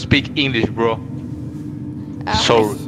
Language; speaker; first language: English; non-native, learner; Spanish